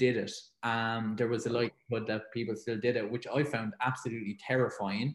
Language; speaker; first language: English; native; English